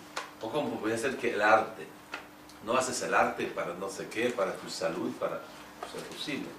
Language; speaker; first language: Spanish; non-native, fluent; French